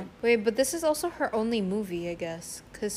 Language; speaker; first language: English; non-native, fluent; Indonesian